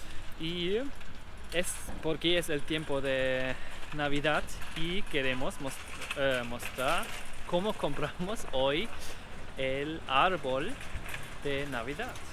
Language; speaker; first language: Spanish; non-native, learner; German